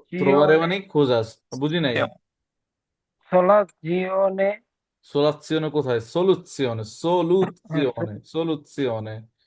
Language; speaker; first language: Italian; non-native, learner; Bangla